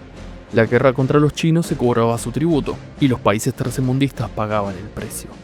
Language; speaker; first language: Spanish; native; Spanish